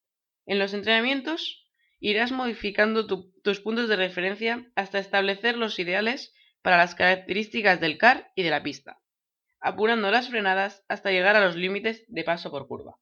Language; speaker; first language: Spanish; native; Spanish